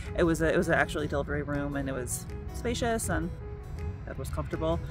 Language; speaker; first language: English; native; English